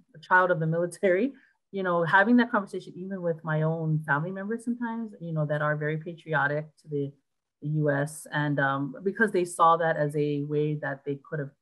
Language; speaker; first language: English; native; English